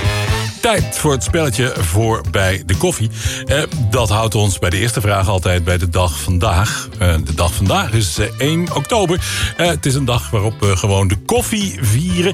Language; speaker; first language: Dutch; native; Dutch